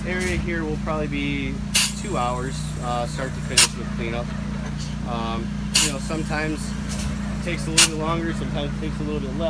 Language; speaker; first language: English; native; English